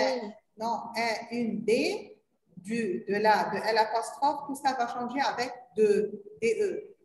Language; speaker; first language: French; non-native, learner; Arabic